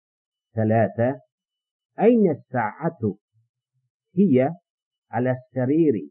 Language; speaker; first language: Arabic; non-native, fluent; English